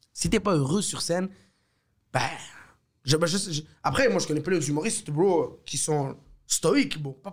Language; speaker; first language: French; early bilingual, other home language; Arabic